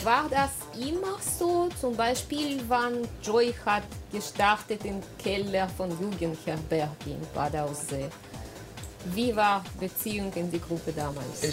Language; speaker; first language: German; non-native, learner; Russian